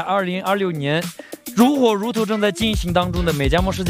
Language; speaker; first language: Chinese; native; Chinese